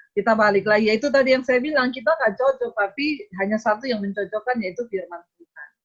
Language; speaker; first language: Indonesian; native; Indonesian